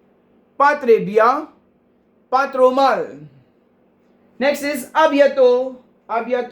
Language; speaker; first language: French; non-native, fluent; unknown